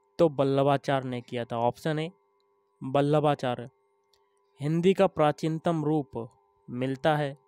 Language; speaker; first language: Hindi; native; Hindi